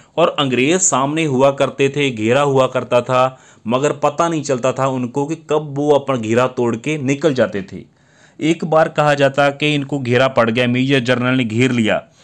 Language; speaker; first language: Hindi; non-native, local second language; Punjabi